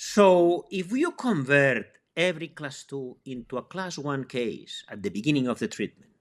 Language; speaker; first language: English; non-native, fluent; Spanish